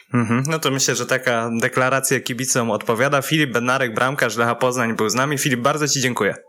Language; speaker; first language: Polish; native; Polish